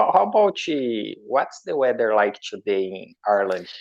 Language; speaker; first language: English; non-native, learner; Portuguese